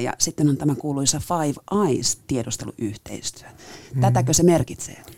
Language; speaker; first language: Finnish; native; Finnish